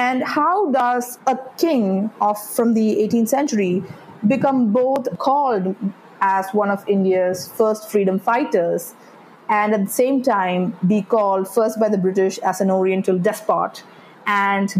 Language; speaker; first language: English; non-native, local second language; Malayalam